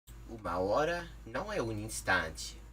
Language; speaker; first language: Portuguese; non-native, learner; English